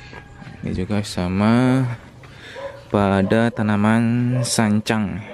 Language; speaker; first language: Indonesian; native; Indonesian